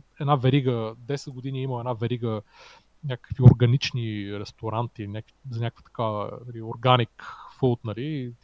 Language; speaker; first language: Bulgarian; native; Bulgarian